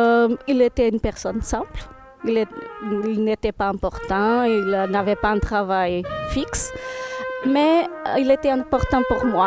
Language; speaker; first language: French; non-native, fluent; Portuguese